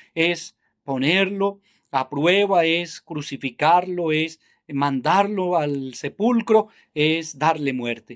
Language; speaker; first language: Spanish; native; Spanish